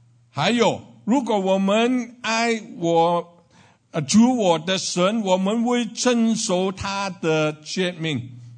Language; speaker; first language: Chinese; non-native, learner; Cantonese